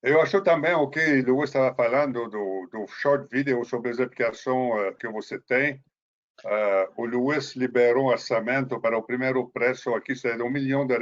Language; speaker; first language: Portuguese; non-native, fluent; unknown